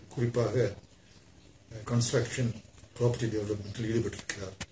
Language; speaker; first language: Tamil; early bilingual, heritage; Tamil